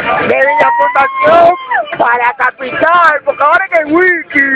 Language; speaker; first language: Spanish; native; Spanish